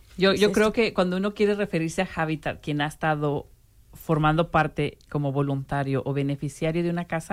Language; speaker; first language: Spanish; native; Spanish